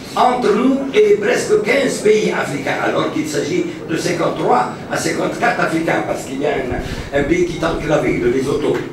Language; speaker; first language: French; non-native, local second language; Arabic